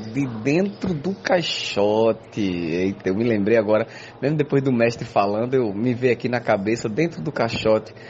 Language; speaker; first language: Portuguese; native; Portuguese